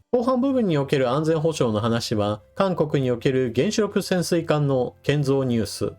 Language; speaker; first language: Japanese; native; Japanese